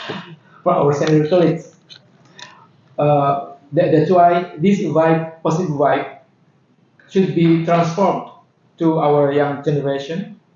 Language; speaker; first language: English; non-native, fluent; Indonesian